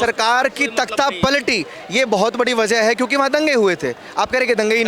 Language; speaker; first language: Hindi; native; Hindi